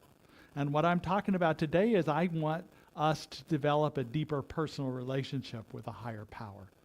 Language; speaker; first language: English; native; English